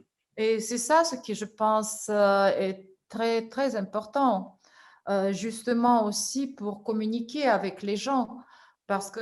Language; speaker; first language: French; non-native, fluent; Russian